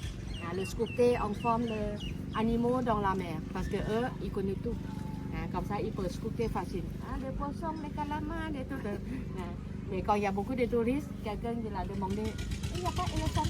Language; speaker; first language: French; non-native, learner; Thai